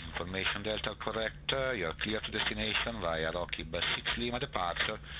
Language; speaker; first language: English; non-native, fluent; Italian